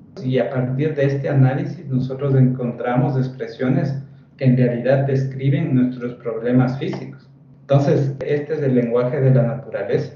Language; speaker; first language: Spanish; native; Spanish